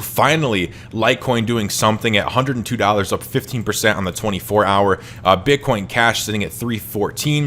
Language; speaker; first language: English; native; English